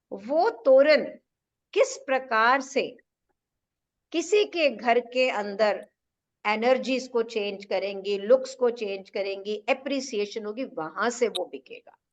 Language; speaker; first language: Hindi; native; Hindi